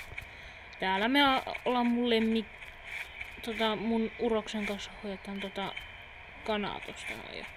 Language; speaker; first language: Finnish; native; Finnish